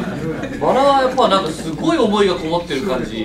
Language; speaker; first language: Japanese; native; Japanese